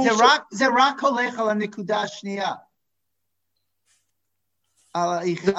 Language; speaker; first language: Hebrew; non-native, fluent; English